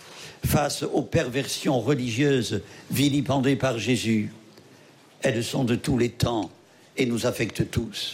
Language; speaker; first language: French; native; French